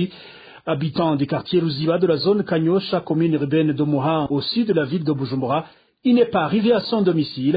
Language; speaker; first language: French; non-native, local second language; Rundi